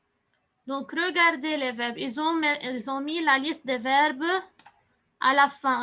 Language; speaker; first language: French; non-native, local second language; Arabic